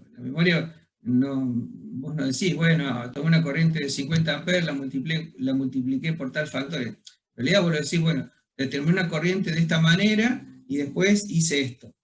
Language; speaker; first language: Spanish; native; Spanish